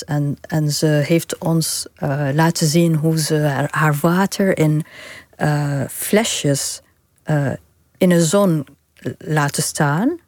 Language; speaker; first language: Dutch; non-native, fluent; Arabic